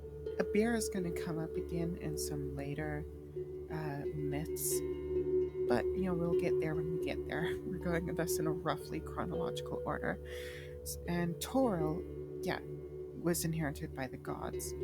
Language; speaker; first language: English; native; English